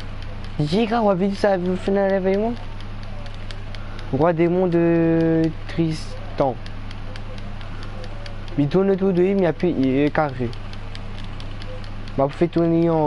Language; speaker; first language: French; non-native, local second language; Réunion Creole French